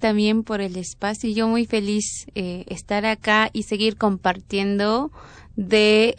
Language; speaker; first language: Spanish; native; Spanish